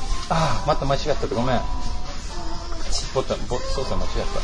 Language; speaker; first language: Japanese; non-native, fluent; English